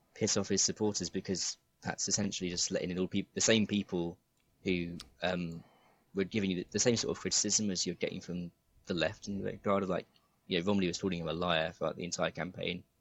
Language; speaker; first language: English; native; English